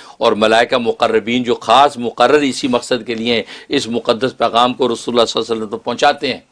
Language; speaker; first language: Urdu; native; Urdu